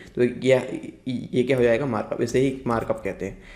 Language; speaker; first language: Hindi; native; Hindi